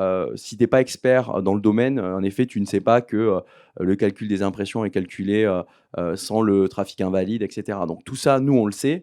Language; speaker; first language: French; native; French